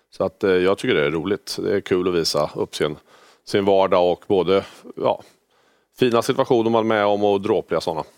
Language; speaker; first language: Swedish; native; Swedish